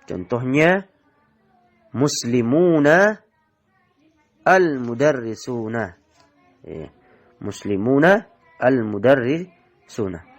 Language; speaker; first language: Arabic; non-native, fluent; Indonesian